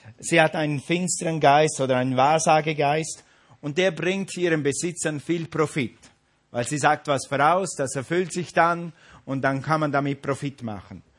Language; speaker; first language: German; non-native, fluent; English